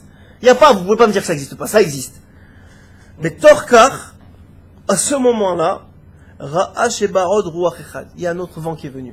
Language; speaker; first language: French; native; French